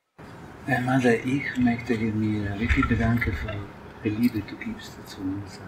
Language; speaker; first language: German; non-native, learner; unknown